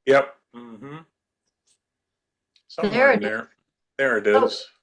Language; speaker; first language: English; native; English